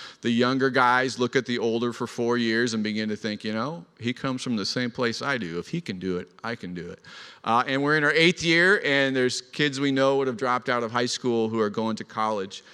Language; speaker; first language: English; native; English